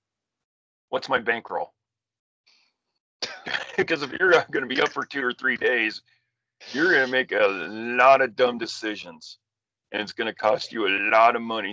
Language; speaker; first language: English; native; English